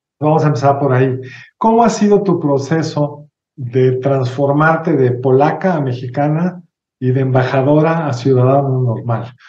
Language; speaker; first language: Spanish; native; Spanish